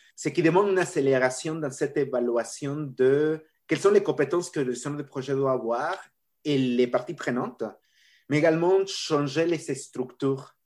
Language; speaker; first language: French; non-native, fluent; Spanish